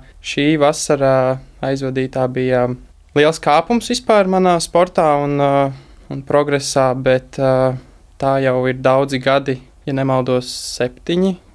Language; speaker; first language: Latvian; native; Latvian